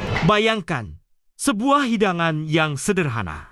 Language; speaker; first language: Malay; native; Malay